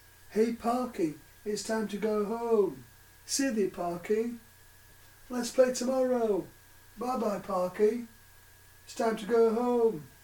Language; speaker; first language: English; native; English